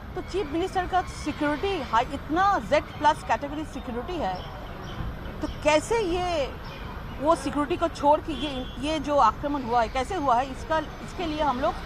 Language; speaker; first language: Hindi; non-native, local second language; Bangla